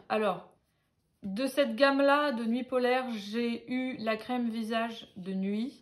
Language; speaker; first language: French; native; French